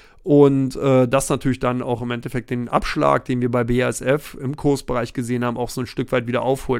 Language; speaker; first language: German; native; German